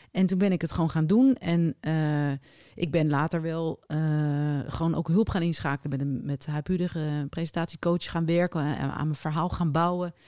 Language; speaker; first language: Dutch; native; Dutch